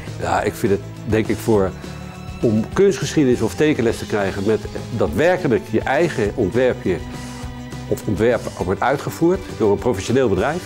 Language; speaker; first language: Dutch; native; Dutch